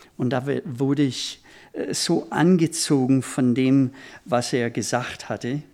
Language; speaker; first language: German; non-native, fluent; English